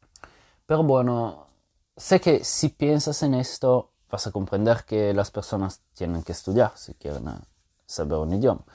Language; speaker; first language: Spanish; non-native, fluent; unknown